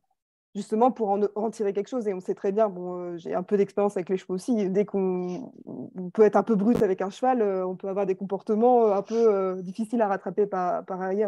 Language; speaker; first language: French; native; French